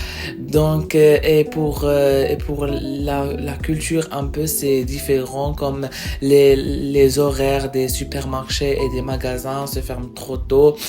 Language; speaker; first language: French; non-native, local second language; Arabic